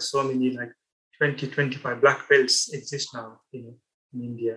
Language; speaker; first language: English; non-native, local second language; Marathi